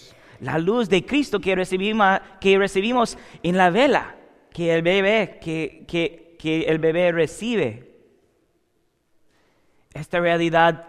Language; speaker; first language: Spanish; non-native, learner; English